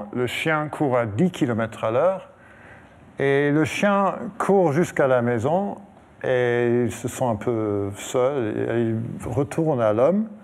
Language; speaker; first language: French; non-native, fluent; English